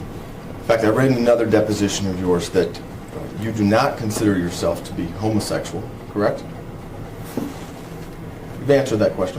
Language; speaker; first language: English; native; English